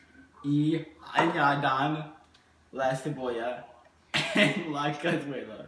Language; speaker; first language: Spanish; non-native, learner; English